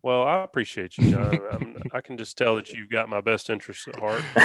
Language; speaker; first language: English; native; English